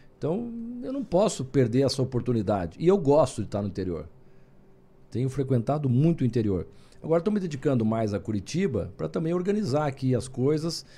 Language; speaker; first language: Portuguese; native; Portuguese